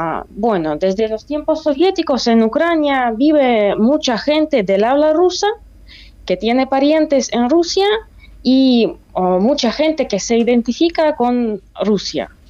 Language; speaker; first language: Spanish; non-native, fluent; Russian